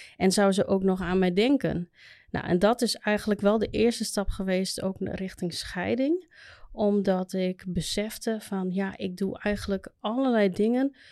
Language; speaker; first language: Dutch; native; Dutch